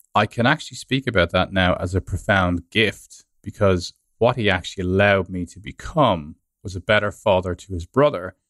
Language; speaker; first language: English; native; English